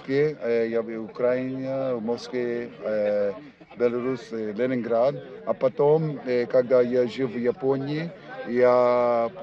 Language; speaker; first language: Russian; non-native, learner; English